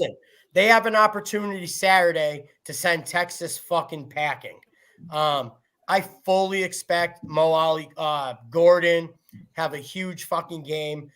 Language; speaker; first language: English; native; English